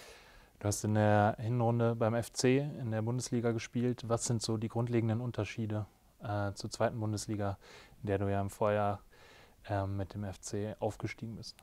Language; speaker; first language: German; native; German